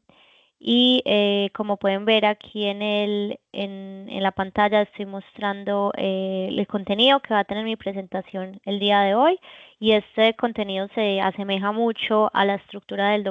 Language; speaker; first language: Spanish; native; Spanish